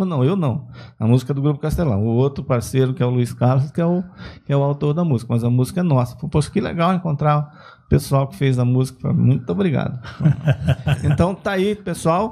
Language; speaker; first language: Portuguese; native; Portuguese